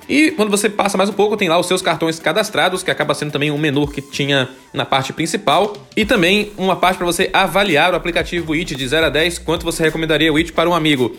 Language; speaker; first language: Portuguese; native; Portuguese